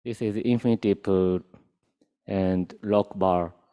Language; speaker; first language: English; non-native, learner; Japanese